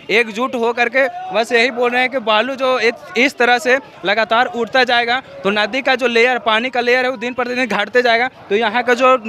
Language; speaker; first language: Hindi; native; Hindi